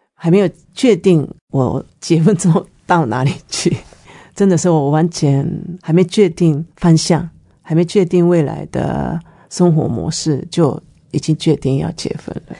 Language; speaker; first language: Chinese; non-native, fluent; Japanese